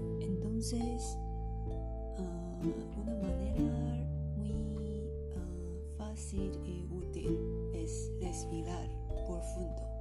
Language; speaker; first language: Spanish; non-native, learner; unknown